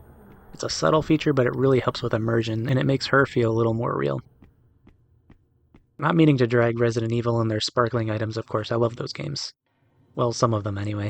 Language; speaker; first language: English; native; English